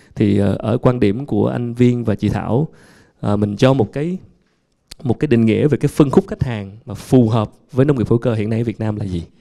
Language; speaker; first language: Vietnamese; native; Vietnamese